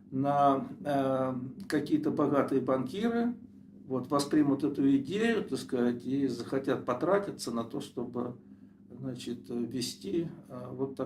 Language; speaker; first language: Russian; native; Russian